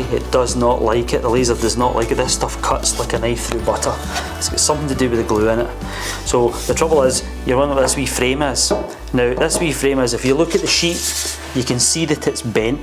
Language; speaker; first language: English; native; English